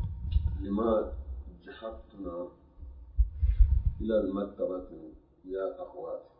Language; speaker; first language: Arabic; non-native, learner; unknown